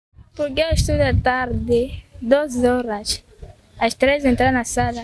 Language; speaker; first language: Portuguese; non-native, local second language; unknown